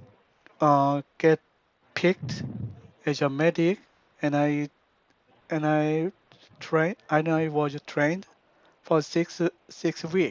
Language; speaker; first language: English; non-native, learner; Korean